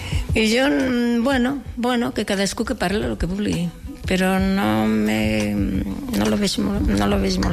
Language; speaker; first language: Catalan; non-native, local second language; Galician